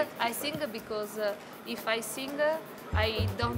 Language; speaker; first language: English; non-native, learner; Italian